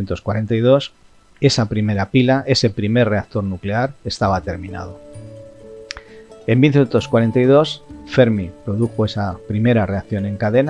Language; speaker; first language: Spanish; native; Spanish